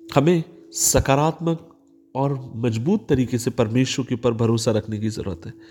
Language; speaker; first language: Hindi; non-native, local second language; Marathi